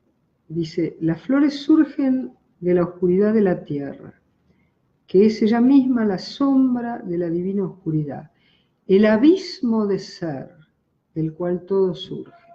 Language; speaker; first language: Spanish; native; Spanish